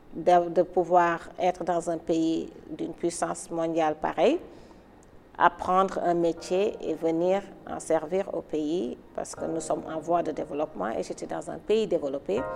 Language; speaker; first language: French; non-native, local second language; Wolof